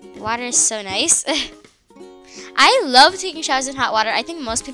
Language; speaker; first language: English; native; English